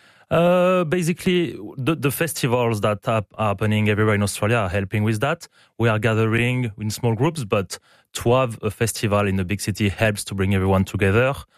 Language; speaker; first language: English; non-native, fluent; French